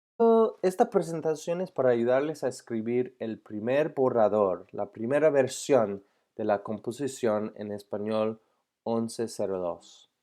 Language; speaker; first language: Spanish; non-native, fluent; English